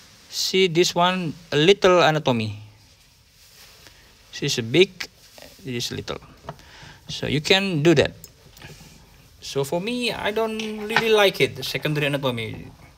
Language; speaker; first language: English; non-native, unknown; Indonesian